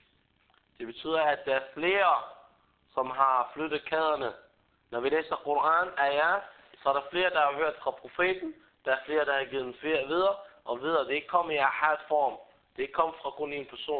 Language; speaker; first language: Danish; early bilingual, other home language; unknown